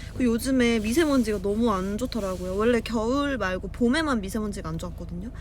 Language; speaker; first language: Korean; native; Korean